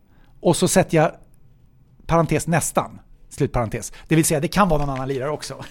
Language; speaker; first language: Swedish; native; Swedish